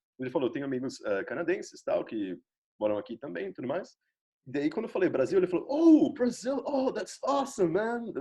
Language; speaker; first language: Portuguese; native; Portuguese